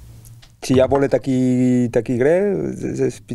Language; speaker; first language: Polish; non-native, learner; Spanish